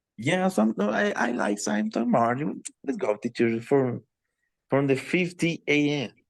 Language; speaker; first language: English; non-native, learner; Spanish